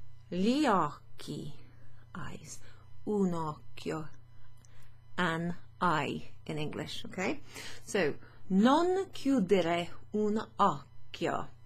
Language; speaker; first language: Italian; non-native, fluent; English